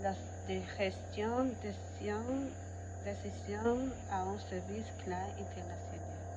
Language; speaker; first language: French; non-native, learner; Spanish